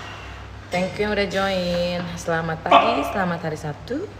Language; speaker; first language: Indonesian; native; Indonesian